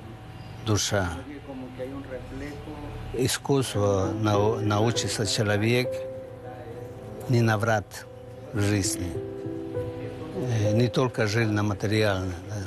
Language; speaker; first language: Russian; non-native, learner; Spanish